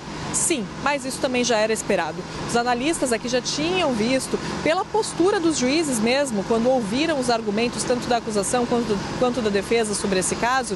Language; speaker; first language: Portuguese; native; Portuguese